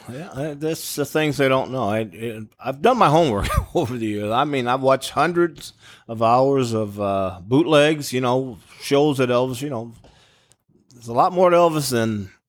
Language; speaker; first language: English; native; English